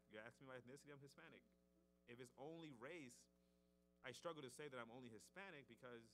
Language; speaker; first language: English; native; English